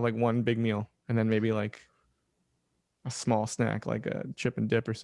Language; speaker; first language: English; native; English